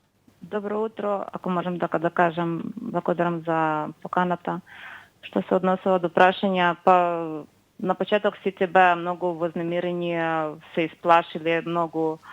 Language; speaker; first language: Macedonian; non-native, fluent; Ukrainian